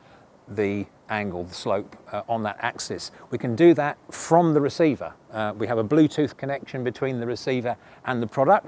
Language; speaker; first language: English; native; English